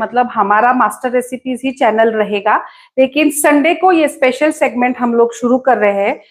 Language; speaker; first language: Hindi; non-native, local second language; Konkani